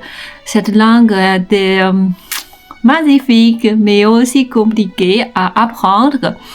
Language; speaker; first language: French; non-native, learner; Chinese